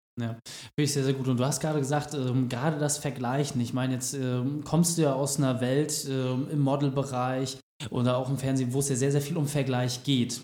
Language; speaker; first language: German; native; German